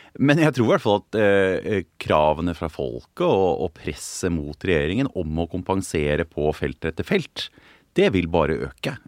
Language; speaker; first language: Norwegian; native; Norwegian